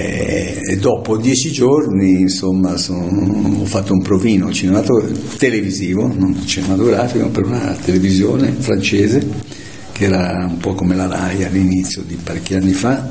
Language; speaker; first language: Italian; native; Italian